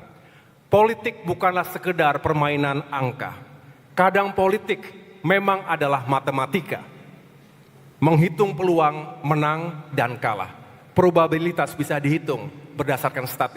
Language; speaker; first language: Indonesian; native; Indonesian